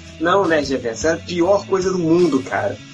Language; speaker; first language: Portuguese; native; Portuguese